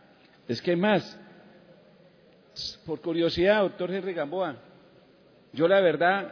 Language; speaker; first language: Spanish; native; Spanish